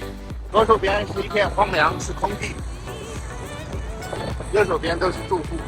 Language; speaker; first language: Chinese; native; Chinese